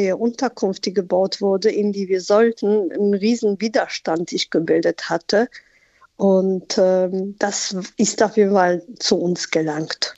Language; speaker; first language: German; non-native, fluent; Albanian